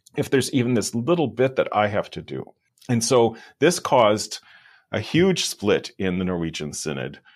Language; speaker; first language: English; native; English